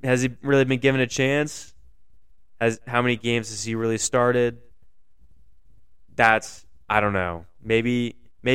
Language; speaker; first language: English; native; English